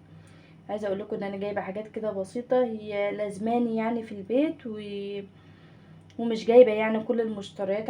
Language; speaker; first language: Arabic; native; Arabic